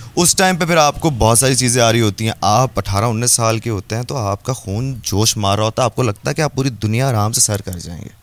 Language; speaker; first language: Urdu; native; Urdu